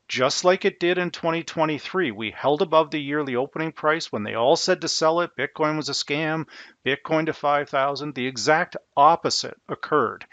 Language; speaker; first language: English; native; English